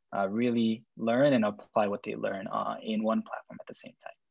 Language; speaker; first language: English; non-native, fluent; Korean